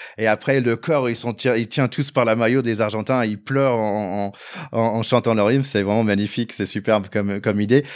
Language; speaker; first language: French; non-native, fluent; English